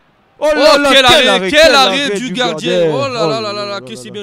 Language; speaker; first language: French; native; French